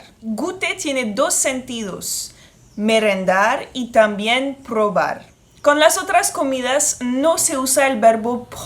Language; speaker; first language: Spanish; non-native, fluent; French